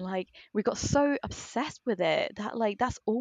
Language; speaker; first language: English; native; English